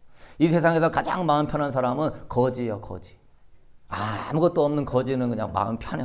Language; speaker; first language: Korean; native; Korean